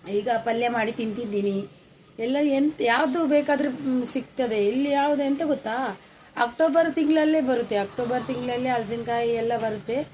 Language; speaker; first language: Kannada; non-native, local second language; Tulu